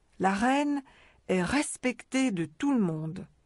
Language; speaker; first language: French; native; French